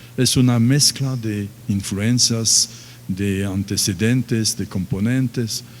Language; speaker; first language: Spanish; non-native, fluent; French